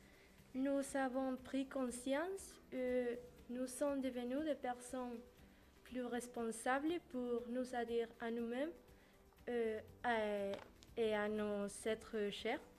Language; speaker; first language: French; non-native, learner; Spanish